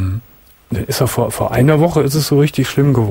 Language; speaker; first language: German; native; German